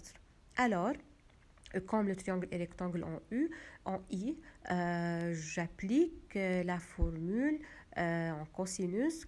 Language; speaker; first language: French; non-native, local second language; Arabic